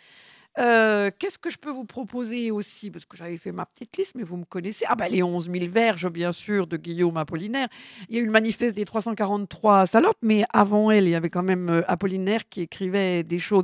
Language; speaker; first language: French; native; French